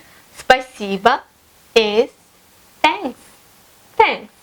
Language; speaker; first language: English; non-native, fluent; Russian